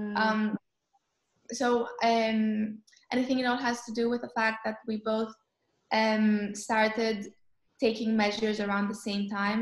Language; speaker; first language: English; non-native, fluent; Greek